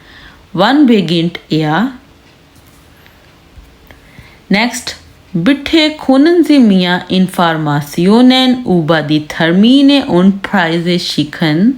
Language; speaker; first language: German; non-native, learner; Urdu